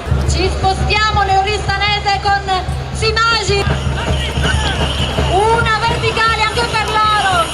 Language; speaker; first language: Italian; native; Italian